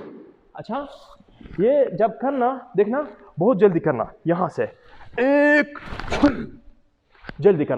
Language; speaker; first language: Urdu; non-native, learner; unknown